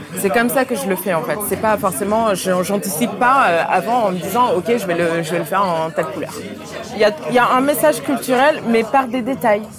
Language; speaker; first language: French; early bilingual, other home language; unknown